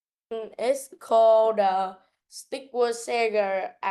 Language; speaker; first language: English; non-native, learner; Vietnamese